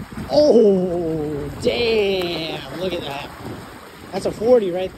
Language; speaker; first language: English; early bilingual, other home language; Korean